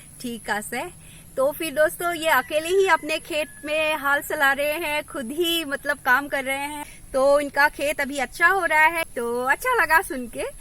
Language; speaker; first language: Hindi; non-native, local second language; Assamese